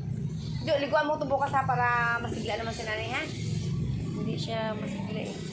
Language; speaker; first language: Filipino; non-native, local second language; Cebuano